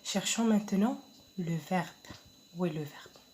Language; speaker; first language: French; non-native, local second language; Arabic